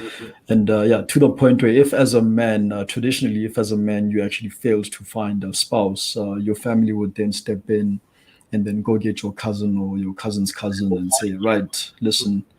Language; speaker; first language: English; non-native, local second language; Tswana